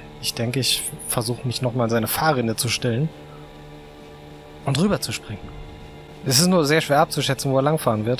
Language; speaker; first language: German; native; German